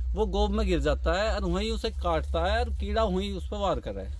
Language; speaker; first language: Hindi; native; Hindi